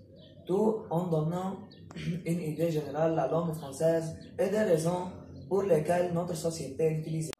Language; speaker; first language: French; non-native, local second language; Arabic